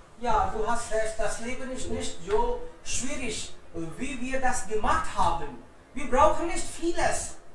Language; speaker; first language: German; non-native, fluent; Hindi